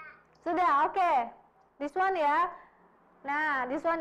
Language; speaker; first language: English; non-native, fluent; Indonesian